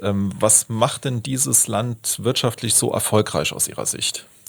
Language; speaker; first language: German; native; German